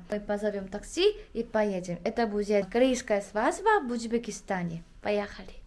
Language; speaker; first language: Russian; non-native, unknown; Korean